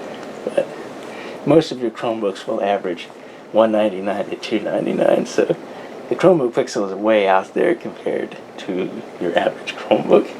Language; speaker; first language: English; native; English